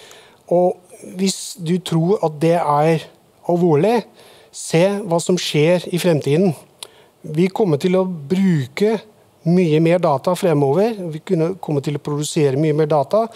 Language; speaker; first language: Norwegian; non-native, fluent; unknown